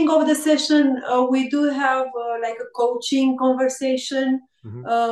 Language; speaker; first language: English; non-native, fluent; Romanian